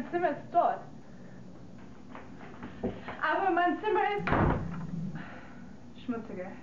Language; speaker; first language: German; non-native, learner; English